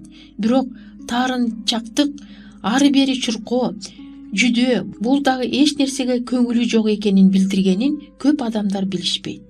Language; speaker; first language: Kyrgyz; native; Kyrgyz